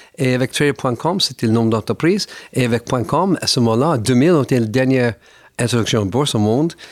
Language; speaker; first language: French; non-native, fluent; English